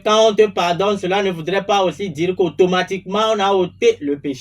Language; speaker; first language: French; non-native, local second language; Ewe